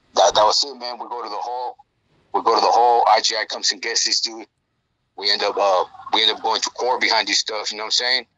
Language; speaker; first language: English; native; English